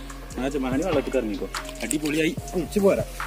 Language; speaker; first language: Malayalam; native; Malayalam